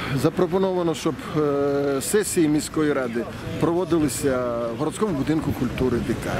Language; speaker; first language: Ukrainian; native; Ukrainian